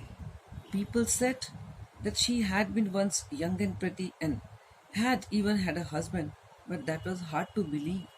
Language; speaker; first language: English; non-native, local second language; Hindi